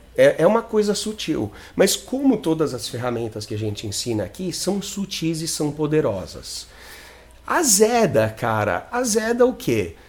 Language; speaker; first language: Portuguese; non-native, fluent; English